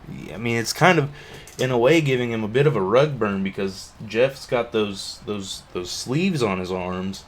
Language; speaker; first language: English; native; English